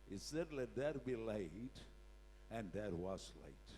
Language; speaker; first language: English; non-native, local second language; Tamil